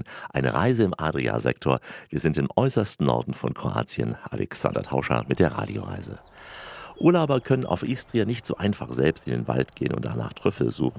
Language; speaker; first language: German; native; German